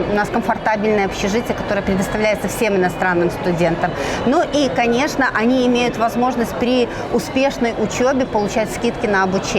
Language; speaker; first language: Russian; native; Russian